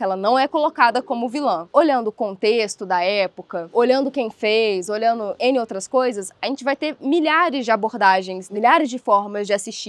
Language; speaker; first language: Portuguese; native; Portuguese